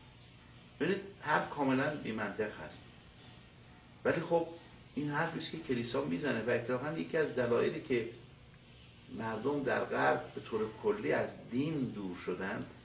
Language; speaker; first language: Persian; native; Persian